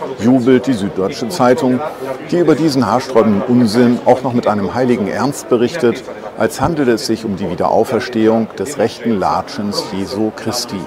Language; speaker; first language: German; native; German